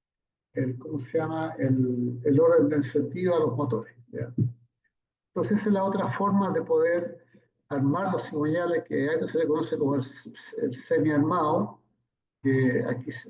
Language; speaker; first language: Spanish; native; Spanish